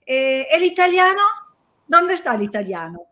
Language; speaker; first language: Spanish; non-native, learner; Italian